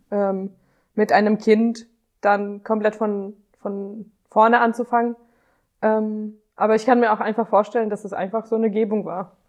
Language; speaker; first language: German; non-native, fluent; Hungarian